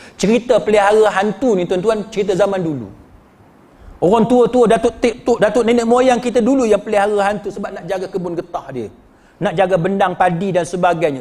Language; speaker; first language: Malay; native; Malay